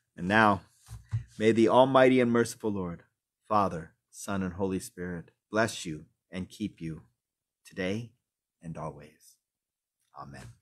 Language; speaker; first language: English; native; English